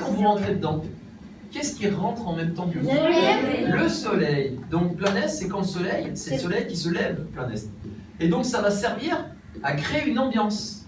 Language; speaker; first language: French; native; French